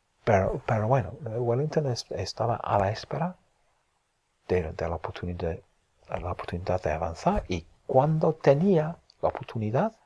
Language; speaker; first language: Spanish; non-native, fluent; English